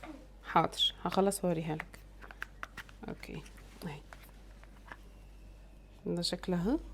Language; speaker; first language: Arabic; native; Arabic